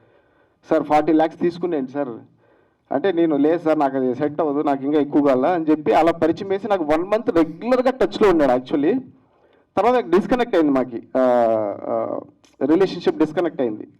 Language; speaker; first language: Telugu; native; Telugu